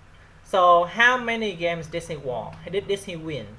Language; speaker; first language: English; non-native, learner; Vietnamese